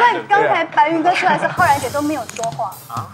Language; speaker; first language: Chinese; native; Chinese